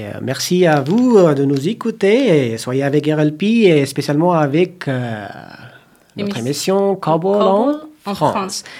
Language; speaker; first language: French; non-native, fluent; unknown